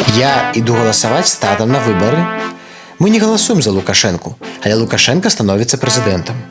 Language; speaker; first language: Belarusian; native; Belarusian